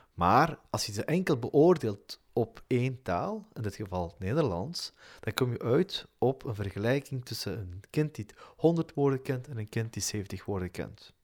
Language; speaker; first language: Dutch; early bilingual, other home language; Turkish